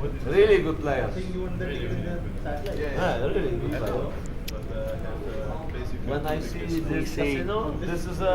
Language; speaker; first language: English; non-native, learner; Polish